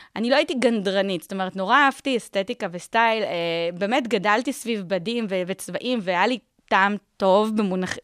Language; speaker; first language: Hebrew; native; Hebrew